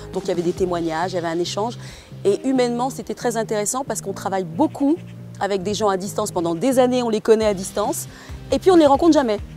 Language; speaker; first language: French; native; French